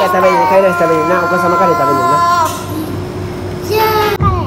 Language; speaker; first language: Japanese; native; Japanese